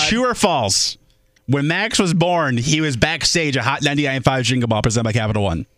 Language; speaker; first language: English; native; English